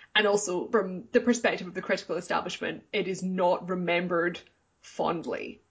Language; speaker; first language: English; native; English